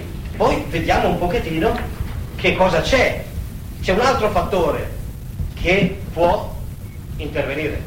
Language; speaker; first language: Italian; native; Italian